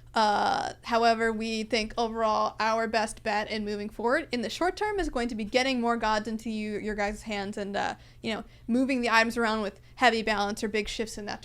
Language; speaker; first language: English; native; English